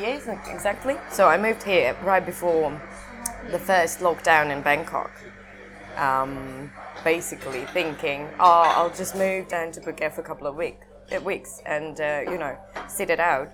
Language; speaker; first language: English; non-native, fluent; Russian